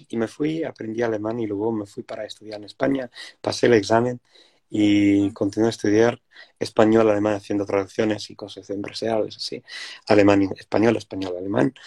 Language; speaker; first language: Spanish; non-native, fluent; English